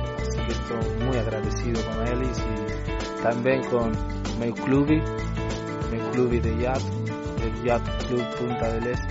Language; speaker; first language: Portuguese; non-native, learner; Spanish